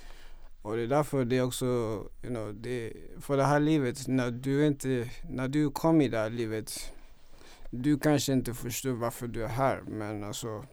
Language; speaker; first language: Swedish; non-native, fluent; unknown